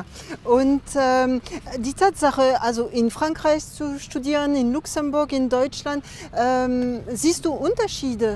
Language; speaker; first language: German; non-native, fluent; French